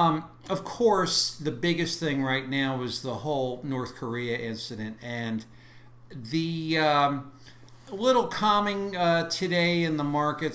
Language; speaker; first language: English; native; English